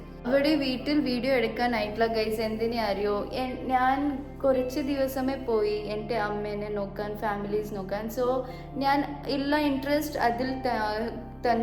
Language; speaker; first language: Malayalam; non-native, local second language; Kannada